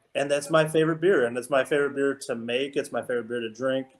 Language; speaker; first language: English; native; English